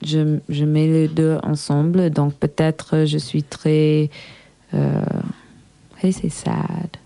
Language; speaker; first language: French; non-native, learner; English